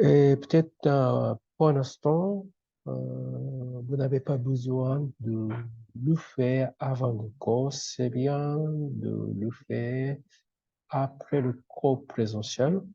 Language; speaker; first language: French; non-native, fluent; Japanese